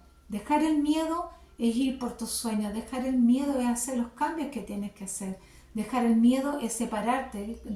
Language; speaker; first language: Spanish; native; Spanish